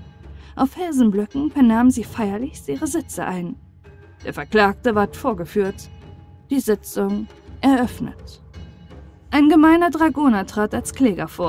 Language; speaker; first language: German; native; German